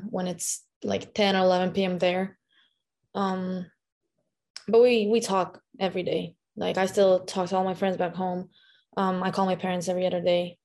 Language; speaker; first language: English; non-native, fluent; Lithuanian